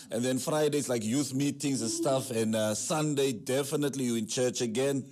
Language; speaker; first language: English; non-native, local second language; Afrikaans